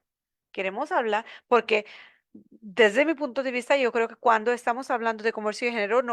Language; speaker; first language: Spanish; non-native, learner; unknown